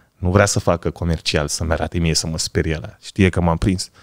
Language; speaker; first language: Romanian; native; Romanian